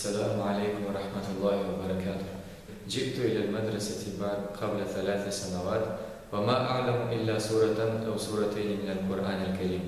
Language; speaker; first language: Arabic; non-native, fluent; Crimean Tatar